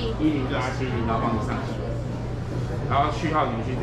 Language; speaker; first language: Chinese; native; Chinese